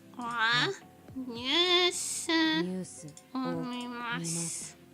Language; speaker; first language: Japanese; non-native, learner; English